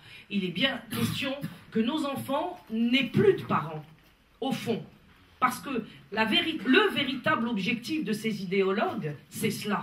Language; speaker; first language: French; native; French